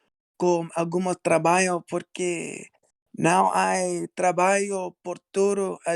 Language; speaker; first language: Portuguese; non-native, learner; English